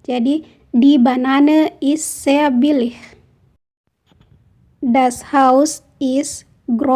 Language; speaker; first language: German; non-native, fluent; Indonesian